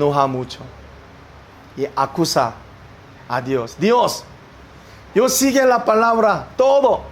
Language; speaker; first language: Spanish; non-native, learner; Korean